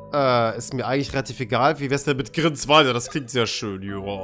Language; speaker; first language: German; native; German